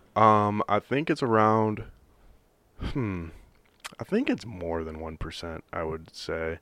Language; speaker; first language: English; native; English